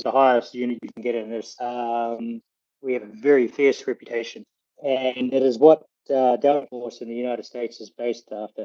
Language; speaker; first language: English; native; English